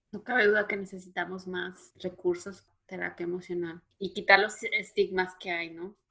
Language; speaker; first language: Spanish; native; Spanish